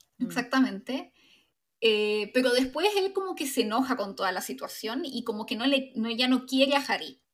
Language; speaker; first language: Spanish; native; Spanish